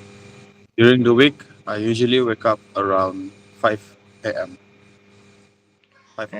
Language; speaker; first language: English; non-native, learner; Malay